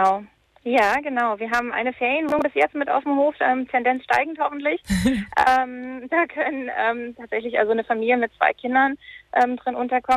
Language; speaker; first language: German; native; German